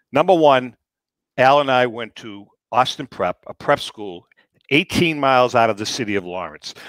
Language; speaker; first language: English; native; English